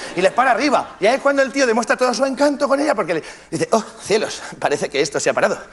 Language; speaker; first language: Spanish; native; Spanish